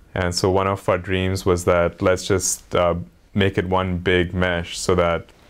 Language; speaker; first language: English; non-native, local second language; Hindi